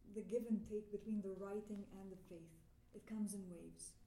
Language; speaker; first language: English; non-native, fluent; Arabic